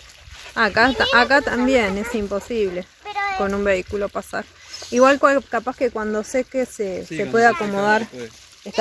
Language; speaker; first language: Spanish; native; Spanish